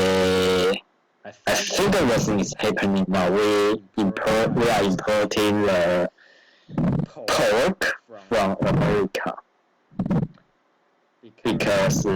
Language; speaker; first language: English; non-native, learner; Chinese